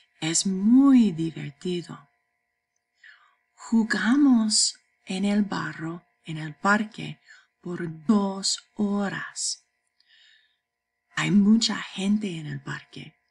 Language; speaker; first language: Spanish; non-native, fluent; English